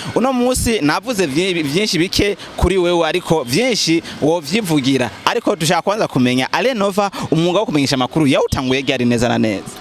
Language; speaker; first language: Rundi; native; Rundi